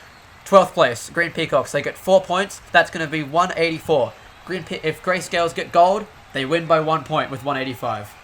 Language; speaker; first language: English; native; English